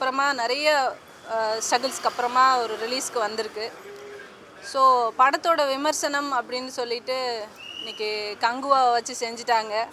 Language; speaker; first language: Tamil; native; Tamil